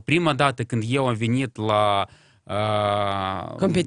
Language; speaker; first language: Romanian; non-native, local second language; Russian